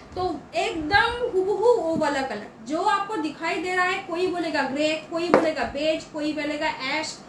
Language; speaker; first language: Hindi; non-native, local second language; Bangla